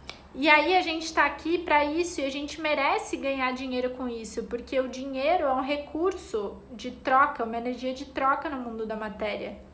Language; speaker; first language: Portuguese; native; Portuguese